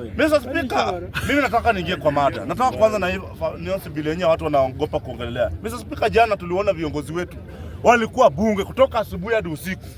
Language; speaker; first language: Swahili; native; Swahili